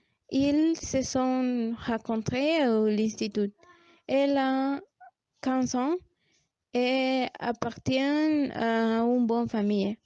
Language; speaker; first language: French; non-native, learner; Spanish